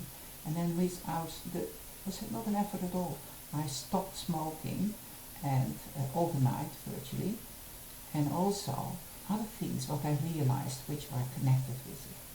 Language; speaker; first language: English; non-native, fluent; Dutch